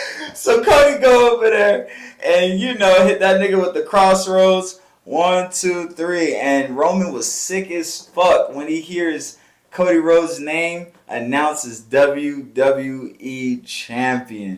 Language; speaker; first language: English; native; English